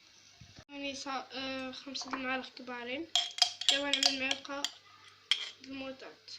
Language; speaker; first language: Arabic; native; Arabic